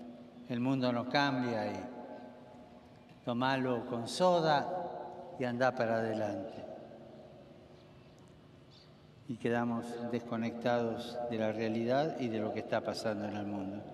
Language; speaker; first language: Spanish; native; Spanish